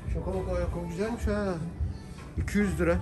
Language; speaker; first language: Turkish; native; Turkish